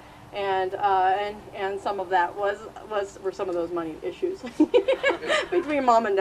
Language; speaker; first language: English; native; English